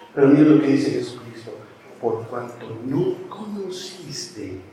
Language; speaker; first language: Spanish; native; Spanish